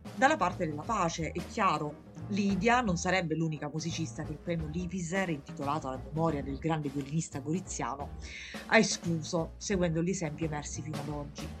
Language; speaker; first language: Italian; native; Italian